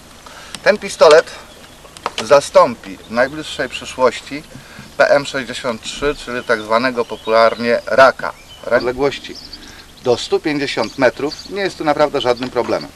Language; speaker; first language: Polish; native; Polish